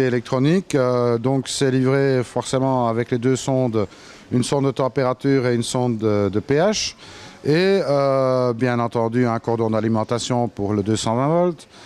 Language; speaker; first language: French; native; French